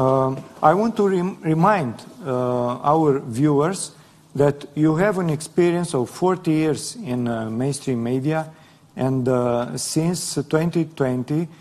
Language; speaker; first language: English; non-native, fluent; Romanian